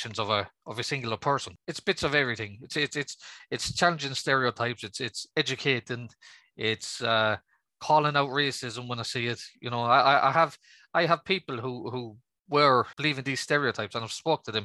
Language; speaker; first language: English; native; English